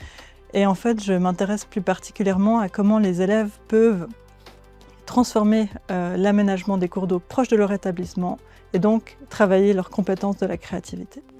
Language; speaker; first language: French; native; French